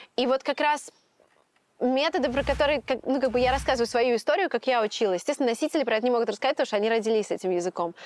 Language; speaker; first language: Russian; native; Russian